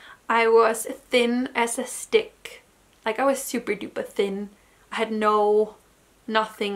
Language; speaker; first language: English; non-native, fluent; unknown